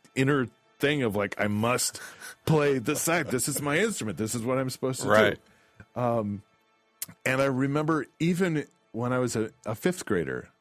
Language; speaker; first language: English; native; English